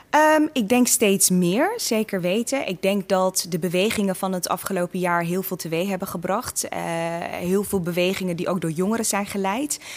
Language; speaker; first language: Dutch; early bilingual, other home language; Tigrinya